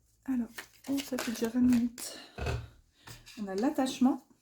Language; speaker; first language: French; native; French